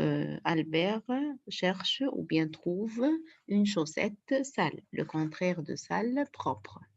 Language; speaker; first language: French; non-native, fluent; Arabic